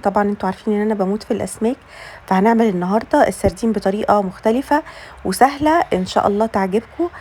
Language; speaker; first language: Arabic; native; Arabic